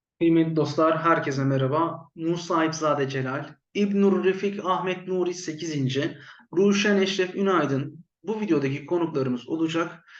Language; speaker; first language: Turkish; native; Turkish